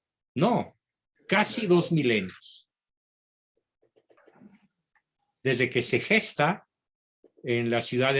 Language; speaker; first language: Spanish; native; Spanish